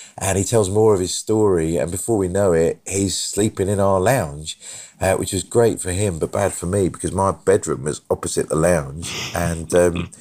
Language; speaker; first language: English; native; English